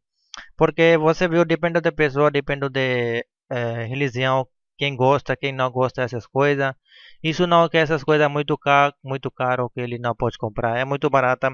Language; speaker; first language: Portuguese; non-native, learner; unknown